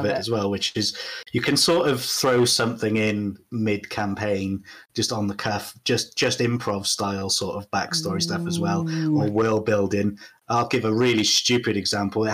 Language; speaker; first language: English; native; English